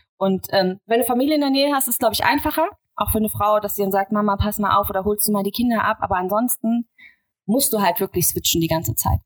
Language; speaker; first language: German; native; German